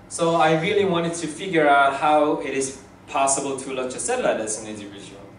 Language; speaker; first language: English; non-native, fluent; Korean